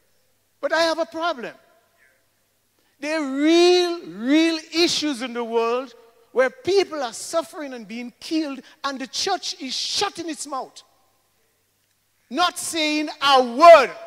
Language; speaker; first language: English; native; English